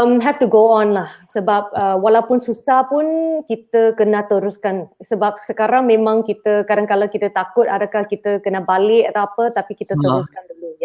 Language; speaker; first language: Malay; non-native, local second language; Chinese